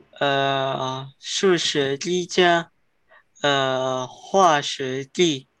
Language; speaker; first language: Chinese; early bilingual, heritage; Chinese